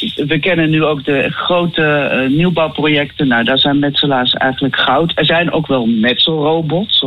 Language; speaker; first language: Dutch; native; Dutch